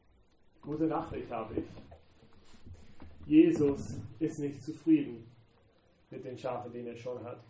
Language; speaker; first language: German; non-native, fluent; English